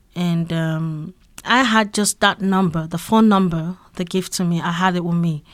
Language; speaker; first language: English; non-native, local second language; Yoruba